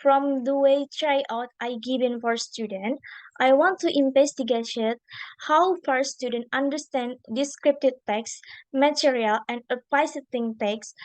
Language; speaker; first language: English; non-native, learner; Indonesian